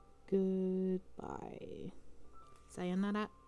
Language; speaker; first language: English; native; English